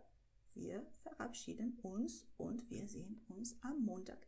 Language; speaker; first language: German; non-native, fluent; Portuguese